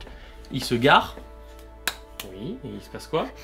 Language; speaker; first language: French; native; French